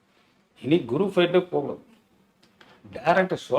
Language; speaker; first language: Telugu; non-native, local second language; Tamil